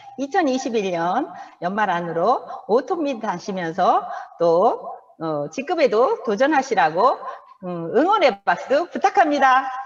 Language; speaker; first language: Korean; native; Korean